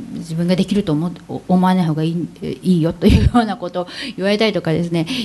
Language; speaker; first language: Japanese; native; Japanese